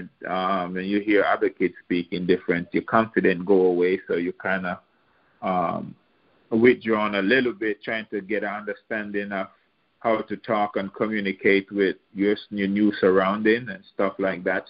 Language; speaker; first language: English; non-native, local second language; Jamaican Creole English